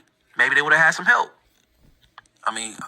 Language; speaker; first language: English; native; English